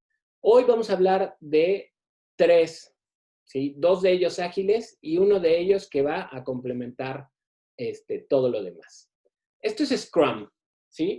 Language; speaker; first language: Spanish; native; Spanish